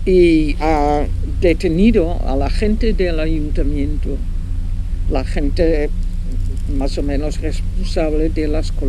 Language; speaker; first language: Spanish; non-native, fluent; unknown